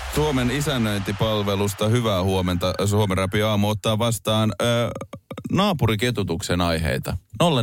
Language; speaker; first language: Finnish; native; Finnish